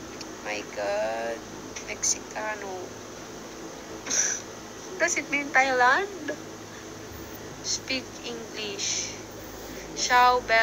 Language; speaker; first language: English; non-native, local second language; Filipino